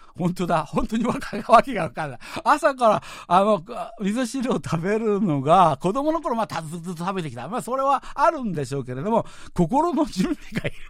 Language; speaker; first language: Japanese; non-native, fluent; Korean